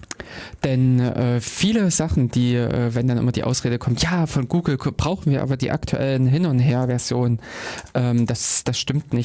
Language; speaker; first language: German; native; German